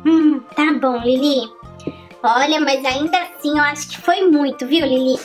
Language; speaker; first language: Portuguese; native; Portuguese